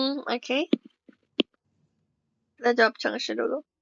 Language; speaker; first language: Chinese; non-native, fluent; Indonesian